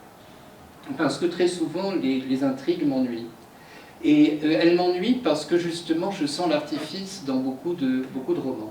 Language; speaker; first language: French; native; French